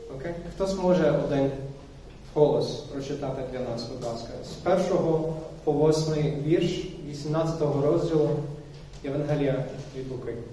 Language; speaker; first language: Ukrainian; non-native, fluent; English